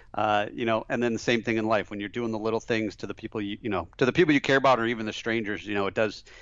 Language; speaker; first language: English; native; English